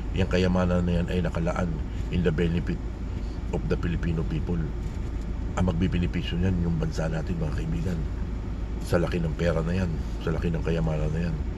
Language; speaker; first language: Filipino; native; Filipino